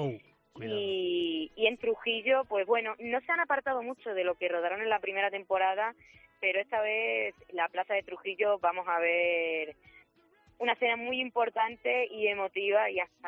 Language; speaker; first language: Spanish; native; Spanish